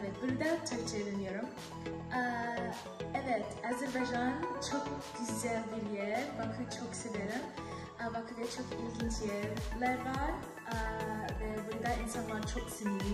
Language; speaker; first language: Turkish; non-native, learner; English